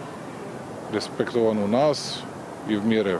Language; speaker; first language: Russian; non-native, learner; Serbian